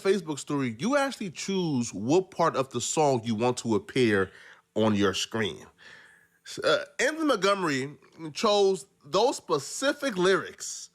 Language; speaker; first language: English; native; English